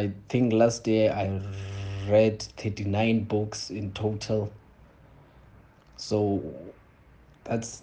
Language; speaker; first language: English; non-native, local second language; Xhosa